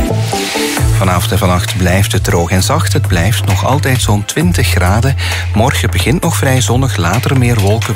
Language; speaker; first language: Dutch; native; Dutch